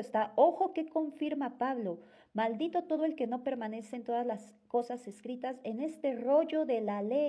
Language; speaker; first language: Spanish; native; Spanish